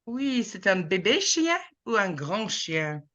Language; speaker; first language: French; non-native, fluent; English